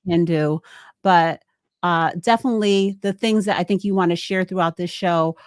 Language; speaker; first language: English; native; English